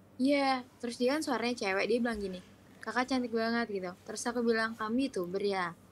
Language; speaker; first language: Indonesian; native; Indonesian